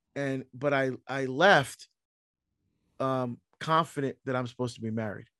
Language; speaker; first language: English; native; English